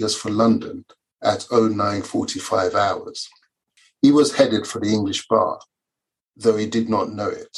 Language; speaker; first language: English; early bilingual, other home language; Yoruba